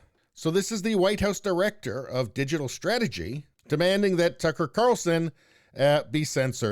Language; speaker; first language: English; native; English